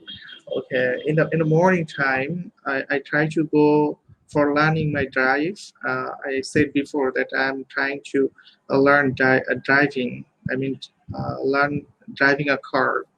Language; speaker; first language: English; non-native, local second language; Bangla